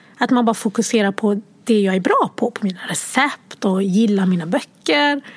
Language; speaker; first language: Swedish; early bilingual, other home language; Arabic